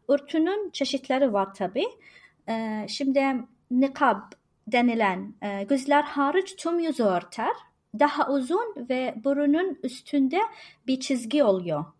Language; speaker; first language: Turkish; non-native, learner; Arabic